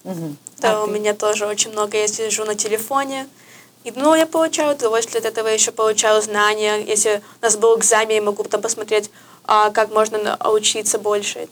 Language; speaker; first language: Russian; early bilingual, heritage; Russian